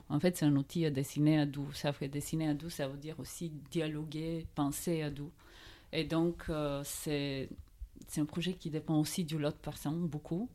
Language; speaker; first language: French; non-native, fluent; Bulgarian